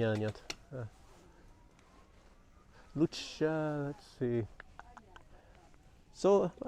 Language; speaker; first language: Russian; non-native, learner; English